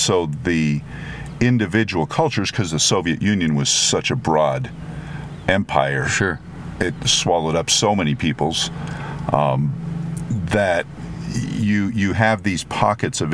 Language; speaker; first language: English; non-native, fluent; French